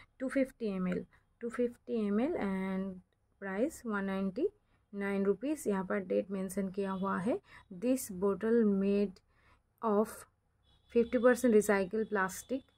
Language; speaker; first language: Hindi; non-native, local second language; Bangla